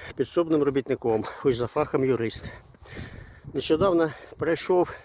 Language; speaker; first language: Ukrainian; non-native, local second language; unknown